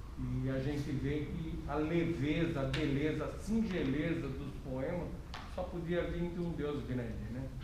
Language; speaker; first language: Portuguese; native; Portuguese